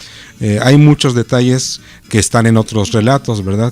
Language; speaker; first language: Spanish; native; Spanish